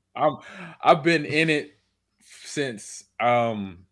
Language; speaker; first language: English; native; English